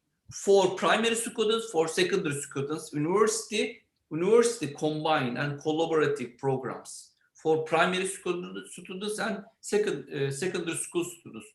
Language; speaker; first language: English; non-native, learner; Turkish